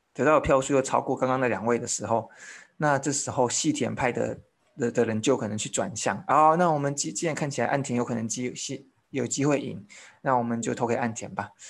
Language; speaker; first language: Chinese; native; Chinese